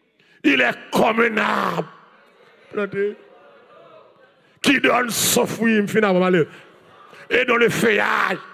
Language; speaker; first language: French; non-native, learner; Haitian Creole